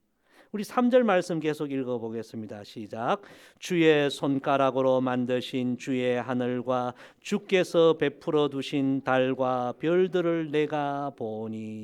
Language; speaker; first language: Korean; native; Korean